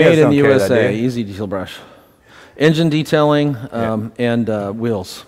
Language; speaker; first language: English; native; English